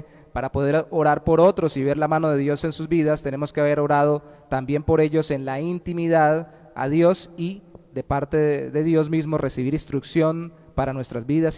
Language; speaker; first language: Spanish; native; Spanish